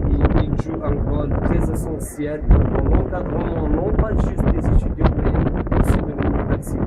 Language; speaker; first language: French; non-native, local second language; Arabic